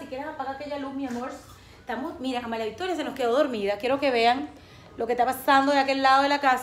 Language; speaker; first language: Spanish; native; Spanish